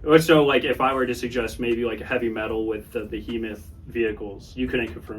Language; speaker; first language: English; native; English